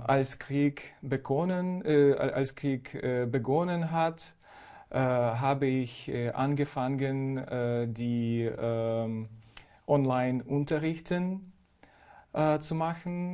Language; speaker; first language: German; non-native, fluent; Ukrainian